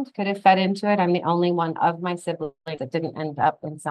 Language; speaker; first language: English; native; English